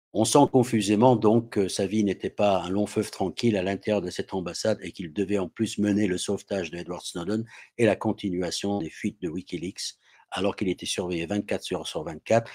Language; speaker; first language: French; non-native, fluent; English